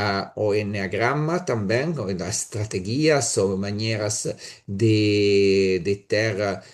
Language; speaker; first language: Spanish; non-native, learner; Italian